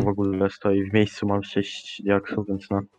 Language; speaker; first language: Polish; native; Polish